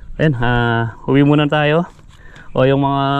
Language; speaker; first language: Filipino; native; Filipino